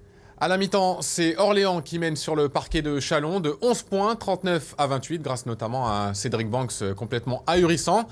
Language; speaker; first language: French; native; French